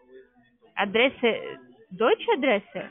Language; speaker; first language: German; non-native, learner; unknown